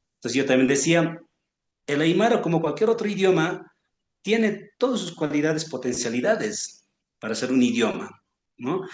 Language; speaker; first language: Spanish; non-native, local second language; Aymara